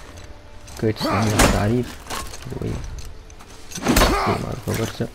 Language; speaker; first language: Arabic; native; Arabic